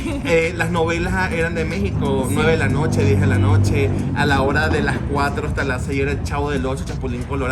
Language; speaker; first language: Spanish; native; Spanish